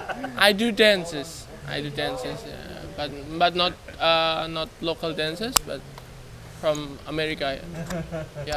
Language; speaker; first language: English; non-native, fluent; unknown